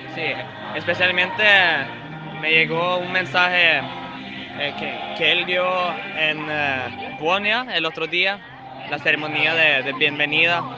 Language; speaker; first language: Spanish; non-native, fluent; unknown